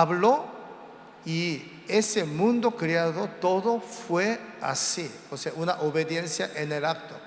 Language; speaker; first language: Spanish; non-native, learner; Korean